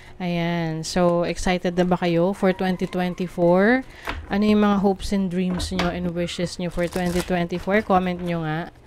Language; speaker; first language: Filipino; native; Filipino